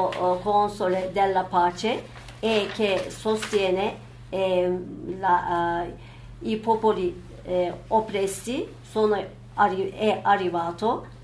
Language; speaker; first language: Italian; non-native, learner; Turkish